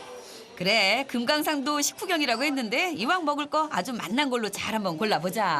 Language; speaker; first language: Korean; native; Korean